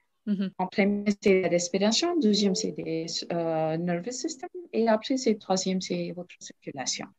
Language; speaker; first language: French; non-native, learner; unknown